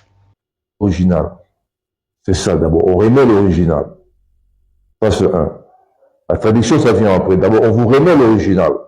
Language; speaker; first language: French; non-native, local second language; Lingala